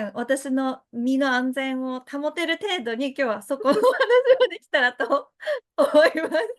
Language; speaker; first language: Japanese; early bilingual, other home language; Chinese